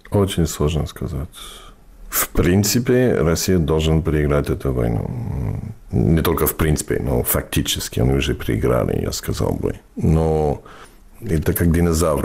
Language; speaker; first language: Russian; non-native, fluent; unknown